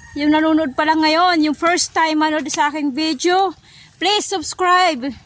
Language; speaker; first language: Filipino; non-native, local second language; Waray